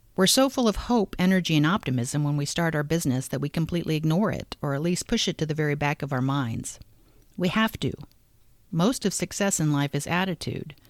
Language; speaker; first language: English; native; English